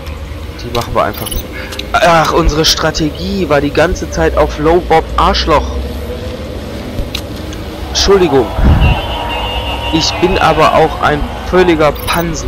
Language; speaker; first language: German; native; German